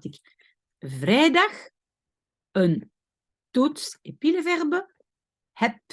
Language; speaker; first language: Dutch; non-native, fluent; French